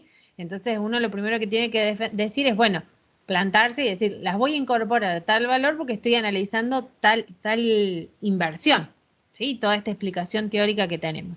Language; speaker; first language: Spanish; native; Spanish